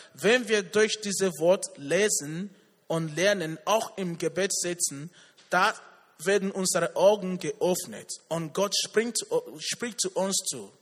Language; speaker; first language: German; non-native, learner; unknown